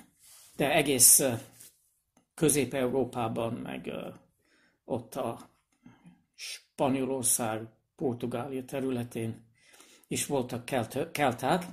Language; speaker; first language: Hungarian; non-native, fluent; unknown